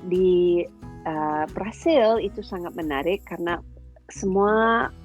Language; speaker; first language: Indonesian; non-native, fluent; English